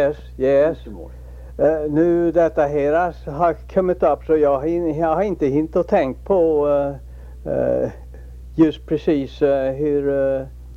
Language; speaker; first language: Swedish; early bilingual, heritage; Swedish